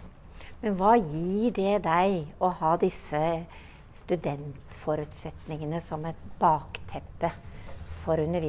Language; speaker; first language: Norwegian; native; Norwegian